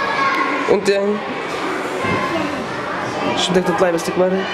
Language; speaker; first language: Arabic; native; Arabic